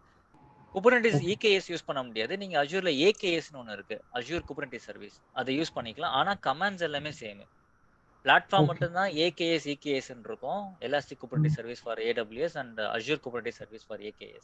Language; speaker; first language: Tamil; native; Tamil